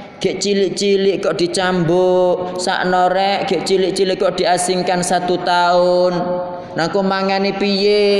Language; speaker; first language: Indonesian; non-native, local second language; Javanese